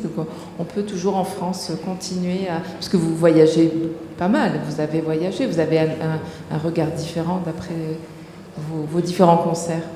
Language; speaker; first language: French; native; French